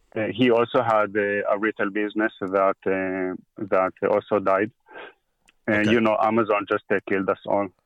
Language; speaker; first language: English; early bilingual, heritage; Hebrew